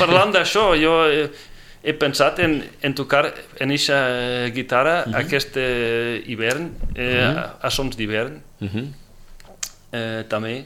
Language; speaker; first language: Catalan; non-native, fluent; Dutch